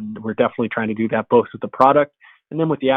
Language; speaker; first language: English; native; English